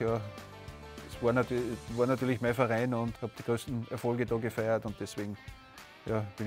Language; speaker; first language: German; native; German